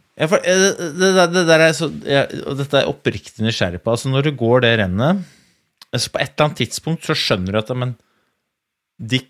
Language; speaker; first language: Norwegian; native; Norwegian